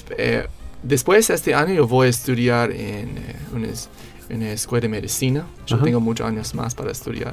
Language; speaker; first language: Spanish; non-native, learner; English